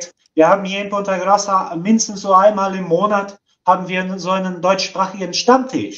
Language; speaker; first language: German; non-native, fluent; Portuguese